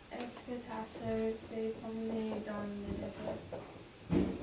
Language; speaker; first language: French; non-native, learner; English